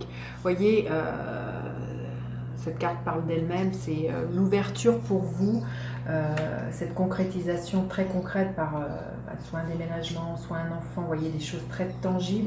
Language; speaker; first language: French; native; French